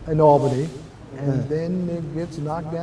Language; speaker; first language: English; native; English